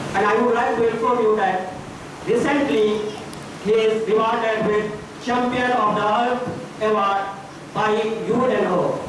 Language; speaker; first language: English; non-native, local second language; Urdu